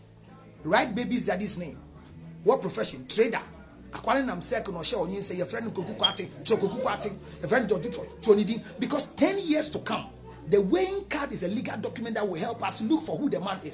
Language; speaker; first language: English; non-native, local second language; Akan